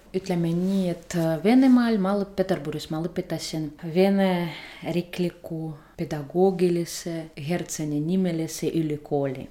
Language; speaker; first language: Estonian; non-native, fluent; Russian